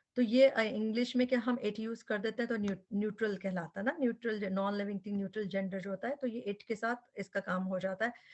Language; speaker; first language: Urdu; native; Urdu